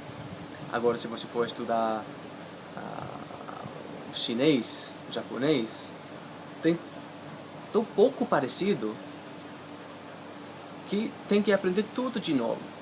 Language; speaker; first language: Portuguese; non-native, fluent; English